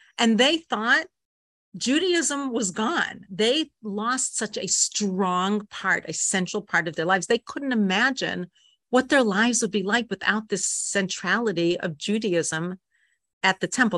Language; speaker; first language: English; native; English